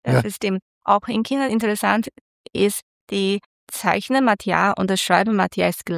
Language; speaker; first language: German; non-native, learner; Chinese